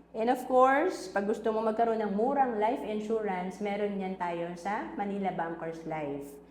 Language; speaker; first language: Filipino; native; Filipino